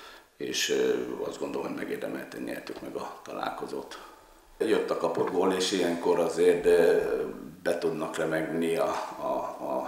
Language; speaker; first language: Hungarian; native; Hungarian